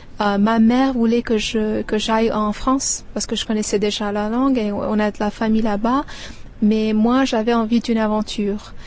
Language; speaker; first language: French; non-native, fluent; Persian